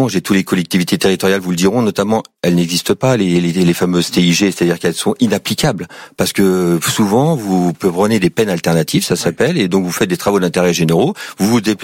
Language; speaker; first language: French; native; French